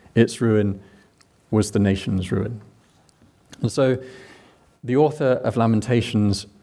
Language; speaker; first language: English; native; English